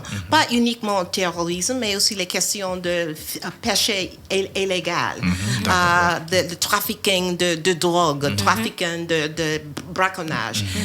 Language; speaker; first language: French; non-native, fluent; English